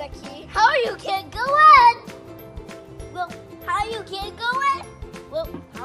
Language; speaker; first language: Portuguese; early bilingual, heritage; Portuguese